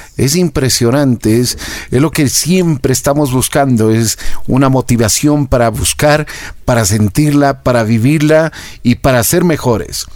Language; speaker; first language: Spanish; native; Spanish